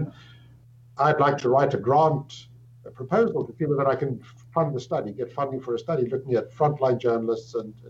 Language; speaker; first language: English; native; English